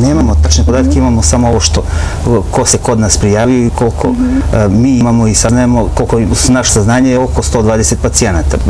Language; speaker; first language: Serbian; native; Serbian